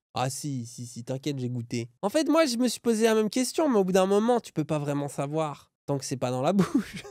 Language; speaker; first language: French; native; French